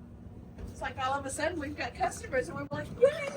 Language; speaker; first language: English; native; English